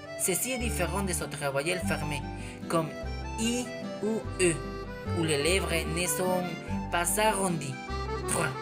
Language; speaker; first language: French; non-native, learner; Spanish